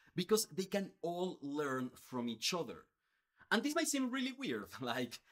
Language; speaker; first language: English; non-native, fluent; Spanish